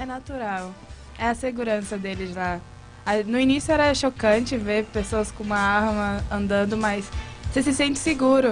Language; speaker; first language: Portuguese; early bilingual, other home language; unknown